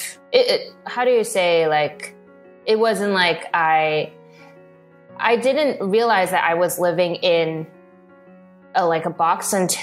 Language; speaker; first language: English; non-native, local second language; Cantonese